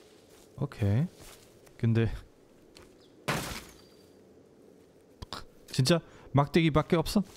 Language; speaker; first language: Korean; non-native, learner; German